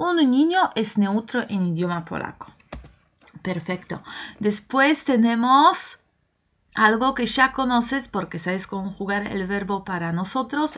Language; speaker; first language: Spanish; non-native, fluent; Polish